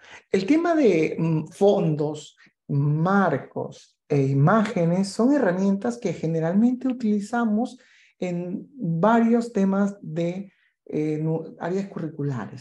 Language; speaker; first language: Spanish; native; Spanish